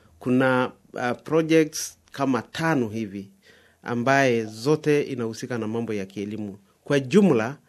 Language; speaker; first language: Swahili; non-native, local second language; Masai